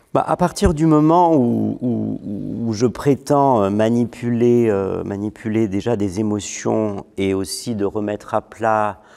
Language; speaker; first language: French; non-native, local second language; Malagasy